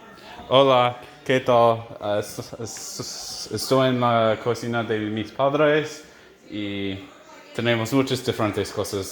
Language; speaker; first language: Spanish; non-native, learner; English